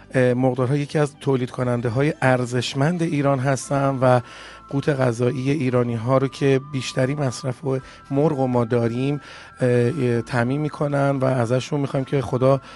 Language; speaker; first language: Persian; native; Persian